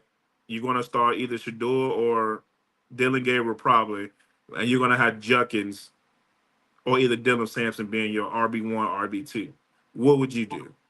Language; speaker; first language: English; native; English